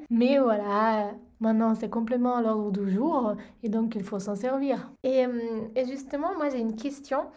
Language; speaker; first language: French; non-native, fluent; Italian